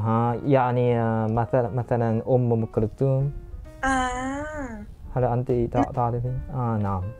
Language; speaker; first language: Arabic; non-native, learner; Japanese